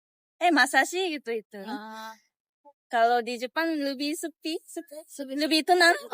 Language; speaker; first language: Indonesian; non-native, learner; Japanese